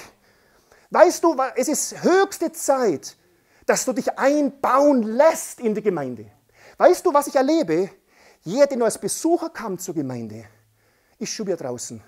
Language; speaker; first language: German; native; German